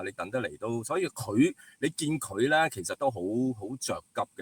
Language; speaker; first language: Cantonese; native; Cantonese